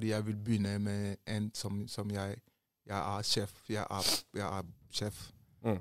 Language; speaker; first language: Norwegian; non-native, learner; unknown